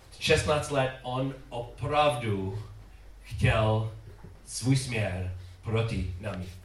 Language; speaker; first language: Czech; non-native, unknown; English